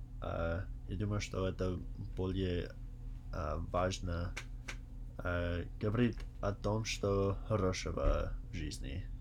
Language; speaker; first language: Russian; non-native, learner; English